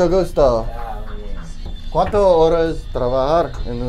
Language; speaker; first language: Spanish; non-native, learner; English